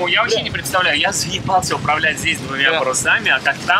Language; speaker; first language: Russian; native; Russian